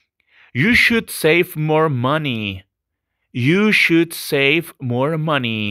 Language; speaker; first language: English; non-native, fluent; Spanish